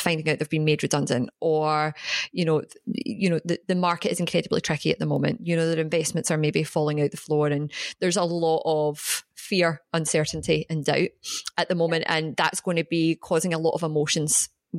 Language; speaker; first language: English; native; English